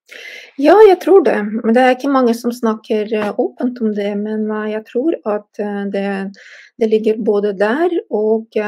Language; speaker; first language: Norwegian; non-native, fluent; Russian